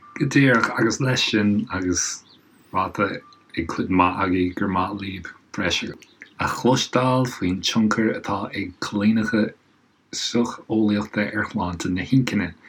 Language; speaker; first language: Irish; non-native, local second language; English